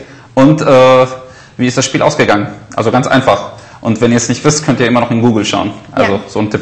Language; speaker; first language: German; native; German